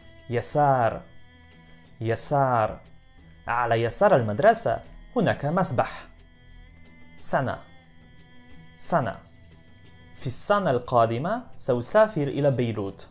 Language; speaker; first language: Arabic; non-native, fluent; Polish